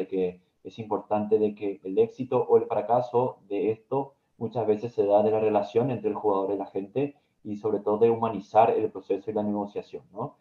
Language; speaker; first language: Spanish; native; Spanish